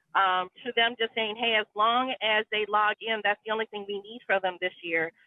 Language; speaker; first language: English; native; English